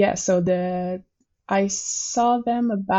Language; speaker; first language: English; non-native, fluent; French